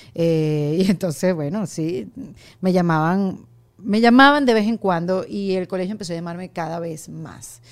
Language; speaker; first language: Spanish; native; Spanish